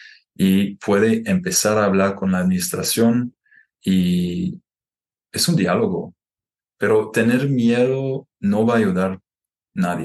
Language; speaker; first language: Spanish; non-native, fluent; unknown